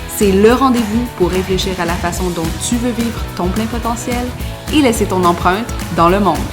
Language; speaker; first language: French; native; French